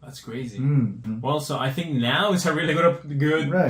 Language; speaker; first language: English; non-native, fluent; Spanish